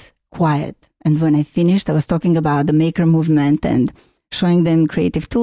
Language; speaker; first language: English; non-native, fluent; Macedonian